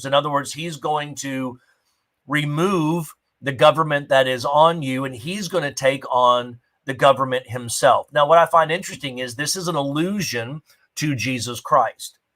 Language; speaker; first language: English; native; English